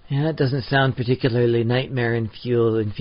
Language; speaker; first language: English; native; English